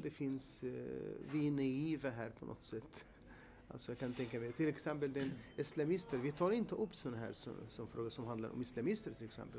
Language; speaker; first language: Swedish; non-native, fluent; Arabic